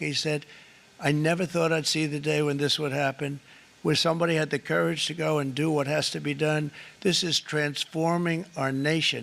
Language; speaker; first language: English; native; English